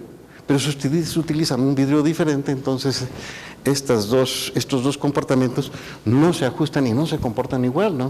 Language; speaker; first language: Spanish; native; Spanish